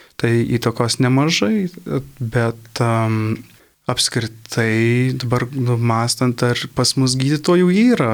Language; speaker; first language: Lithuanian; early bilingual, heritage; Lithuanian